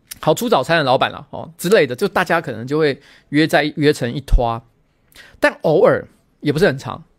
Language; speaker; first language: Chinese; native; Chinese